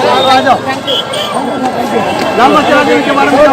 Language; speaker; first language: Hindi; native; Hindi